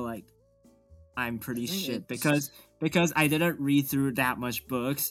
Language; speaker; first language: English; non-native, fluent; Chinese